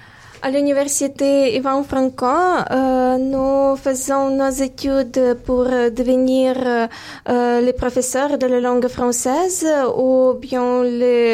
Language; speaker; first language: French; non-native, fluent; Ukrainian